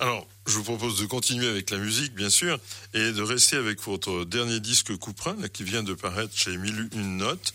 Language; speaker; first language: French; native; French